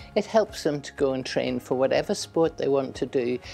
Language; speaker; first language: English; native; English